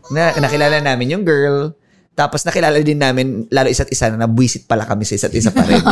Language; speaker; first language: Filipino; non-native, local second language; Waray